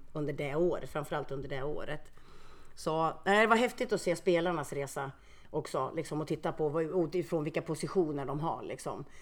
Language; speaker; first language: Swedish; early bilingual, other home language; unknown